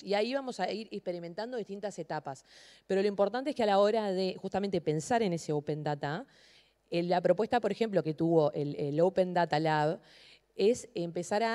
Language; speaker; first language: Spanish; native; Spanish